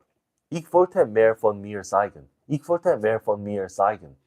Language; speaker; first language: German; non-native, learner; English